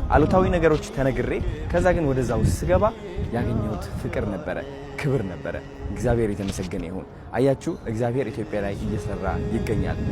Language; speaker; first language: Amharic; non-native, local second language; Tigrinya